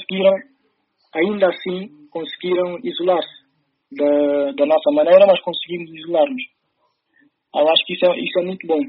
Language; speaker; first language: Portuguese; early bilingual, other home language; Upper Guinea Crioulo